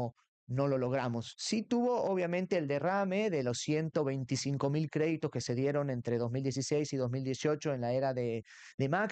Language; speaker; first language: Spanish; native; Spanish